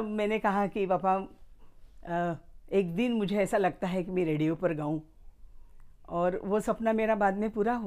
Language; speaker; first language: Hindi; native; Hindi